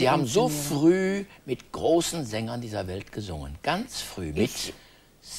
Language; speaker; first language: German; native; German